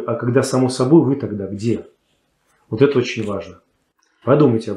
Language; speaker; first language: Russian; native; Russian